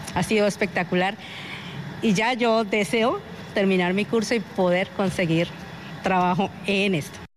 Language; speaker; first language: Spanish; native; Spanish